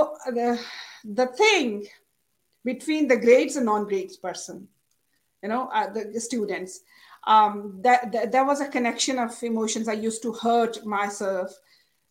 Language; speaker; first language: English; non-native, local second language; Urdu